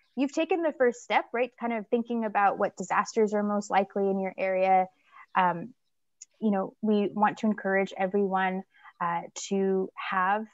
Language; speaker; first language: English; native; English